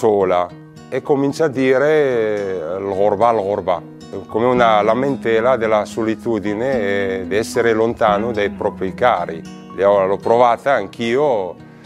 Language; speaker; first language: Italian; non-native, fluent; Arabic